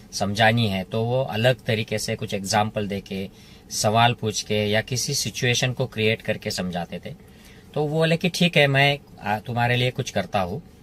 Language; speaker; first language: Hindi; non-native, local second language; Marathi